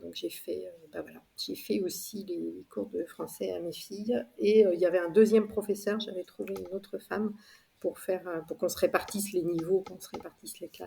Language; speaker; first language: French; native; French